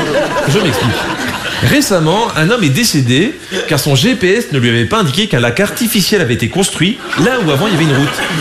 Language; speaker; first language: French; native; French